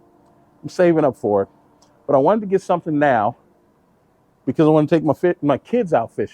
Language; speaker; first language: English; native; English